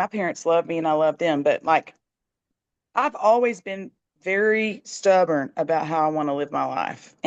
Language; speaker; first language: English; native; English